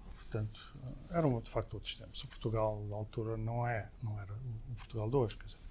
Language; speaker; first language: Portuguese; early bilingual, heritage; Portuguese